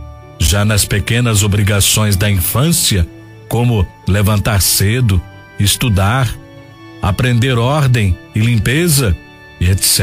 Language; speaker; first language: Portuguese; native; Portuguese